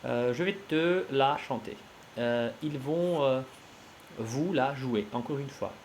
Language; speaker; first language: French; non-native, fluent; Russian